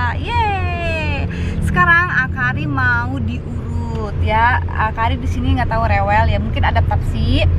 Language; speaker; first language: Indonesian; native; Indonesian